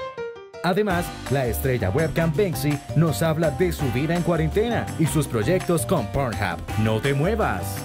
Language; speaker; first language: Spanish; native; Spanish